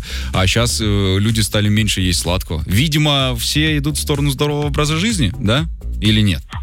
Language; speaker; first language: Russian; native; Russian